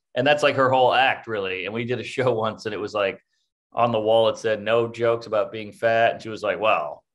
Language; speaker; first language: English; native; English